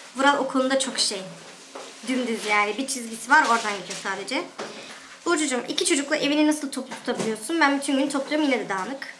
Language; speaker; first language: Turkish; early bilingual, heritage; Turkish